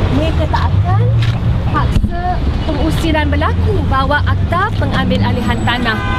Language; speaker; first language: Malay; native; Malay